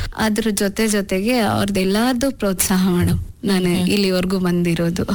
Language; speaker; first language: Kannada; non-native, local second language; Urdu